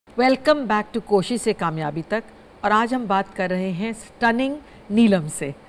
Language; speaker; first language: Hindi; native; Hindi